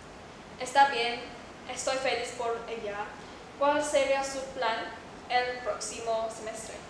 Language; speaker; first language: Spanish; non-native, learner; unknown